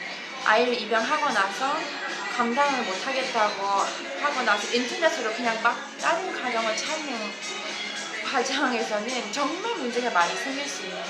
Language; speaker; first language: Korean; non-native, fluent; English